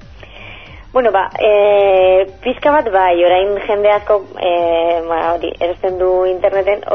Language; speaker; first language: Basque; non-native, local second language; Spanish